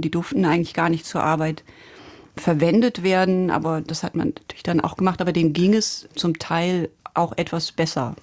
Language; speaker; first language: German; native; German